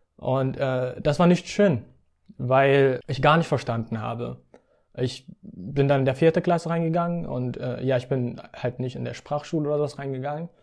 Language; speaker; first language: German; early bilingual, other home language; Tigrinya